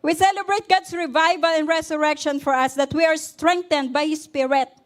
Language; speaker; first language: English; non-native, local second language; Filipino